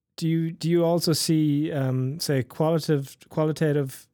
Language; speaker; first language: English; native; English